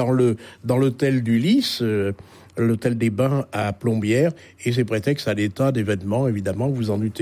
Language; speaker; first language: French; native; French